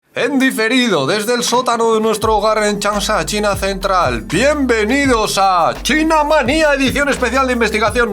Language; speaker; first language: Spanish; native; Spanish